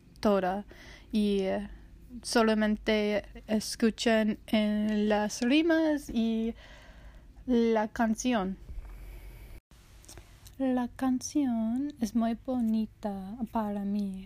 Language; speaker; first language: Spanish; non-native, learner; English